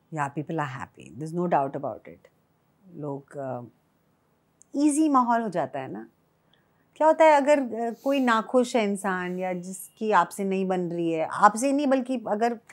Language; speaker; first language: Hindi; native; Hindi